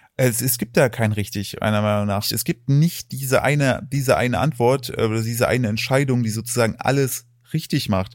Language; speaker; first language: German; native; German